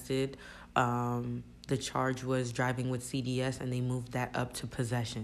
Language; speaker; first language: English; early bilingual, other home language; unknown